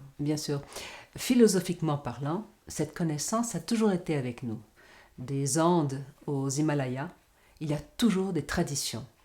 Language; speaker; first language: French; non-native, fluent; Portuguese